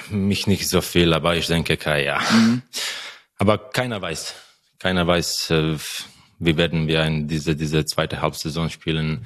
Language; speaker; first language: German; non-native, learner; Croatian